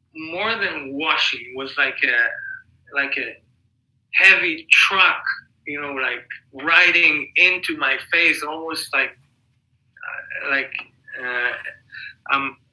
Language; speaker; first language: English; non-native, fluent; Hebrew